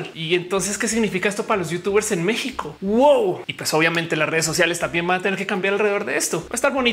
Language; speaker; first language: Spanish; native; Spanish